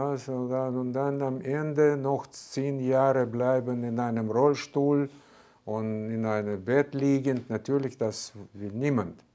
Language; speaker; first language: German; non-native, fluent; Russian